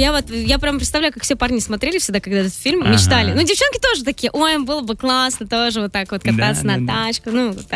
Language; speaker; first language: Russian; native; Russian